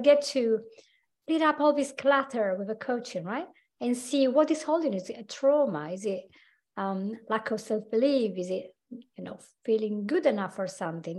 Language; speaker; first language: English; non-native, fluent; Italian